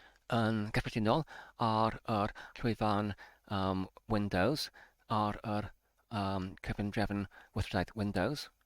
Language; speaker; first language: Welsh; non-native, learner; English